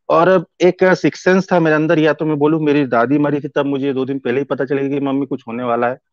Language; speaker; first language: Hindi; native; Hindi